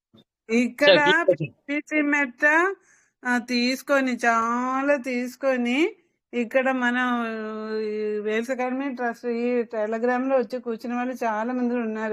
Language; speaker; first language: Telugu; non-native, local second language; Hindi